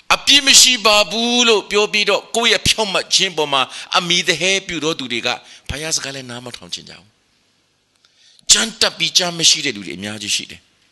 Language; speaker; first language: Burmese; non-native, local second language; Kachin